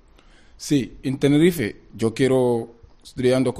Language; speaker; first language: Spanish; non-native, learner; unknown